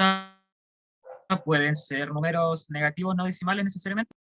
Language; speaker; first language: Spanish; native; Spanish